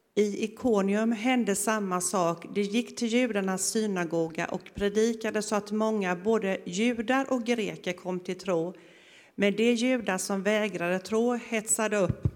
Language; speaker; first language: Swedish; native; Swedish